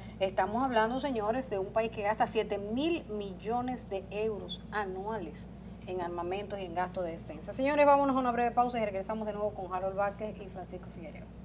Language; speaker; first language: Spanish; native; Spanish